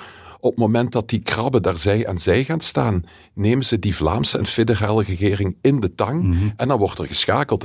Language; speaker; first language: Dutch; native; Dutch